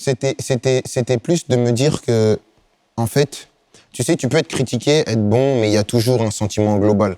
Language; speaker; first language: French; native; French